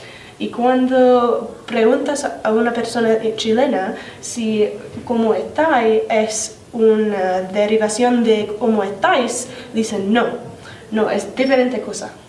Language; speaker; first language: Spanish; non-native, fluent; English